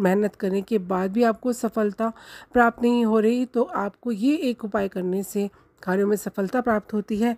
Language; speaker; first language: Hindi; native; Hindi